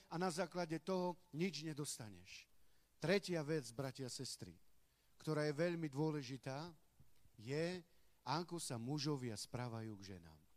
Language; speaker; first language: Slovak; non-native, local second language; Romany